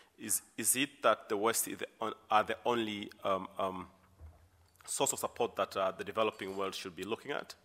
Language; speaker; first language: English; non-native, local second language; Swahili